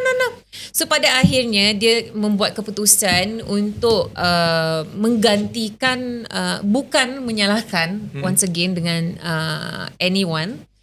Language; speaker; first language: Malay; native; Malay